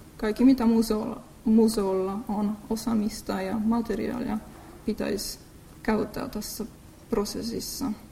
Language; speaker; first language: Finnish; non-native, fluent; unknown